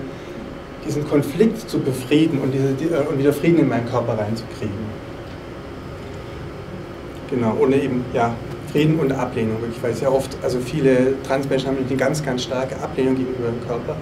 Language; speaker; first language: German; native; German